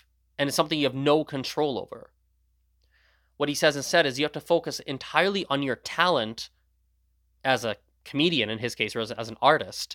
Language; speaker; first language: English; early bilingual, other home language; Gujarati